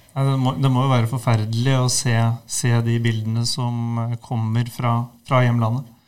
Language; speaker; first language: Norwegian; native; Norwegian